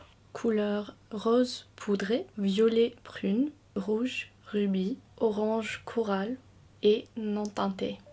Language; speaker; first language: French; non-native, fluent; English